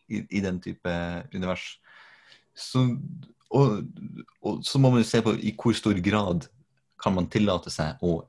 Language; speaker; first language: Norwegian; native; Norwegian